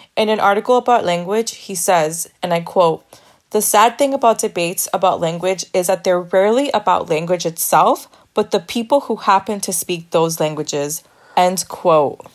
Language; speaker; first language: English; early bilingual, other home language; Spanish